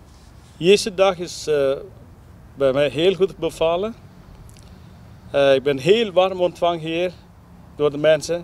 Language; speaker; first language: Dutch; non-native, learner; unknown